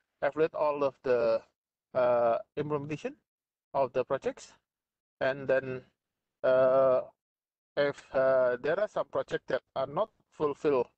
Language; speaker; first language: English; non-native, fluent; Indonesian